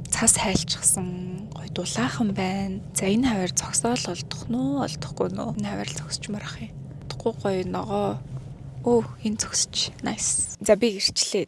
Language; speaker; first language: Mongolian; native; Mongolian